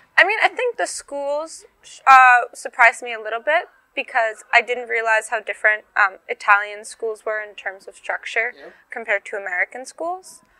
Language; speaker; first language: English; native; English